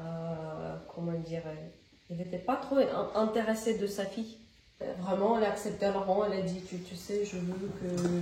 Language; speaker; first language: French; non-native, learner; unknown